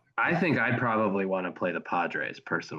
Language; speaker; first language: English; native; English